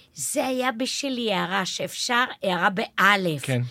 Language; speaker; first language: Hebrew; native; Hebrew